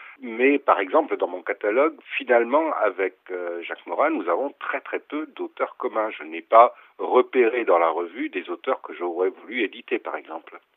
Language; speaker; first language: French; non-native, local second language; German